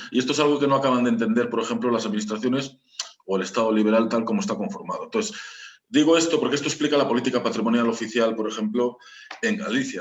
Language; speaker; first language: Spanish; native; Spanish